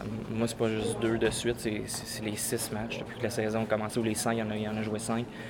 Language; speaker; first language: French; native; French